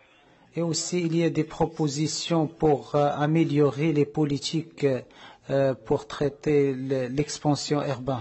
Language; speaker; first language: French; non-native, learner; Arabic